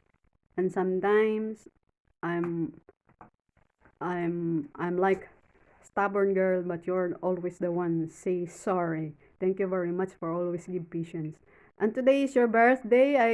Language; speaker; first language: English; non-native, local second language; Filipino